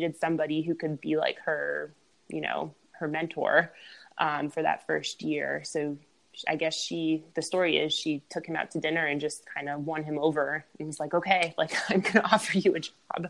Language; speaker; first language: English; native; English